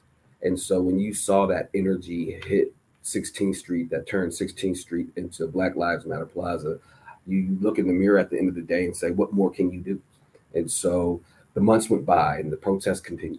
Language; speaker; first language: English; native; English